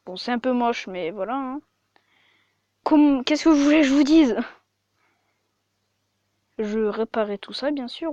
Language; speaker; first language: French; native; French